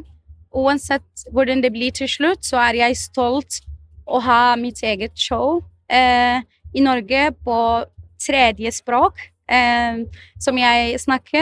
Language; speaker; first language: Norwegian; non-native, fluent; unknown